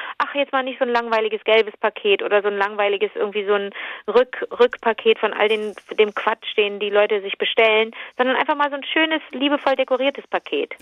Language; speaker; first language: German; native; German